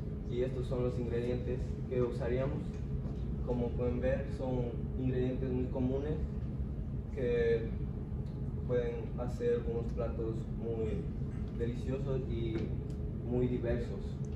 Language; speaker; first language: Spanish; native; Spanish